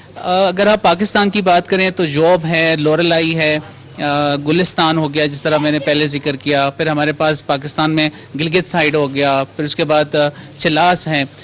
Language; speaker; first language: Urdu; non-native, local second language; Pashto